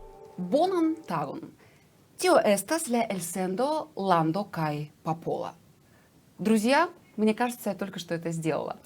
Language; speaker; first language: Russian; native; Russian